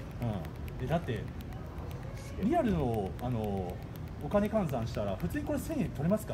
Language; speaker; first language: Japanese; native; Japanese